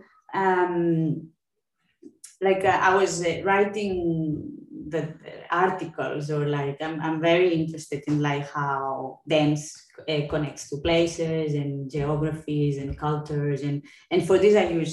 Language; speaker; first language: English; non-native, fluent; Spanish